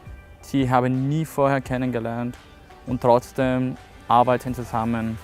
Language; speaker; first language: German; non-native, fluent; Spanish